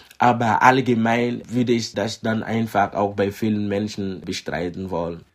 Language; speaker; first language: German; non-native, fluent; Mossi